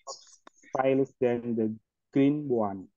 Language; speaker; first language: English; non-native, learner; Indonesian